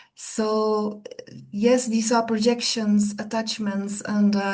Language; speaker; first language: English; non-native, fluent; Czech